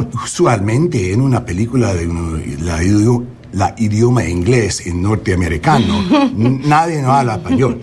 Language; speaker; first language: Spanish; non-native, learner; English